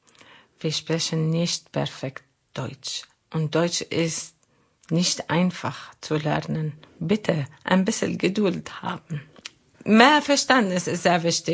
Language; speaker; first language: German; non-native, learner; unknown